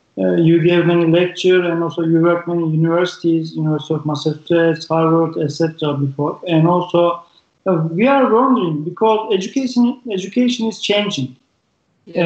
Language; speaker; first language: English; non-native, learner; Turkish